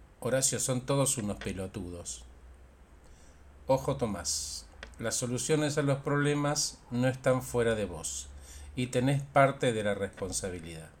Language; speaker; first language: Spanish; native; Spanish